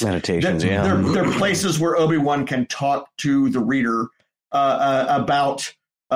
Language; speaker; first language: English; native; English